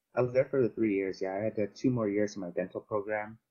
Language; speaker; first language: English; native; English